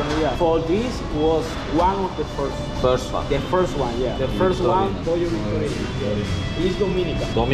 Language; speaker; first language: English; non-native, fluent; Spanish